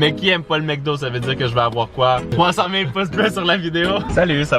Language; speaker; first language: French; native; French